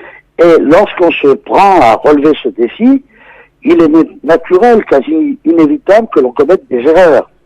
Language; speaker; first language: French; native; French